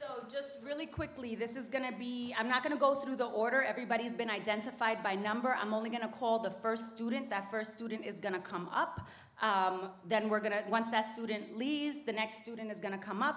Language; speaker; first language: English; early bilingual, other home language; Spanish